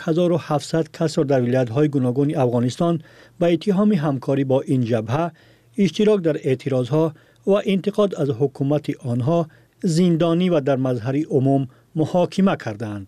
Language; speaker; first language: Persian; native; Persian